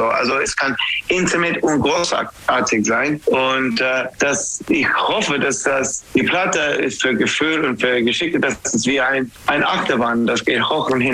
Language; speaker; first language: German; non-native, fluent; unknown